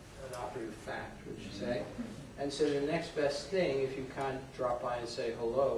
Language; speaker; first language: English; native; English